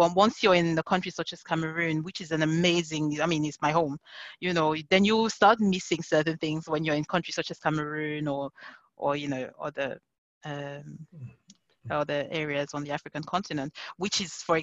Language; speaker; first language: English; non-native, local second language; French